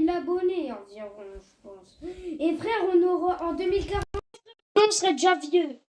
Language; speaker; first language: French; native; French